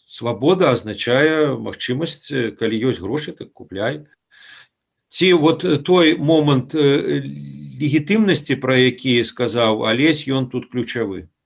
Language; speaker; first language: Belarusian; native; Belarusian